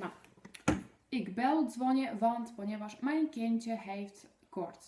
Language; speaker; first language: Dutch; non-native, fluent; Polish